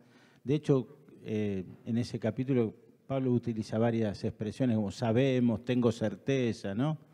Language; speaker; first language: Spanish; native; Spanish